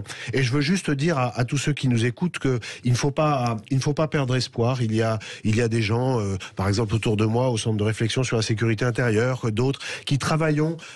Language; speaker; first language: French; native; French